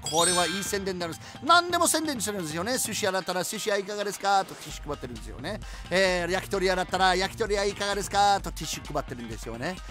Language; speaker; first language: Japanese; non-native, fluent; English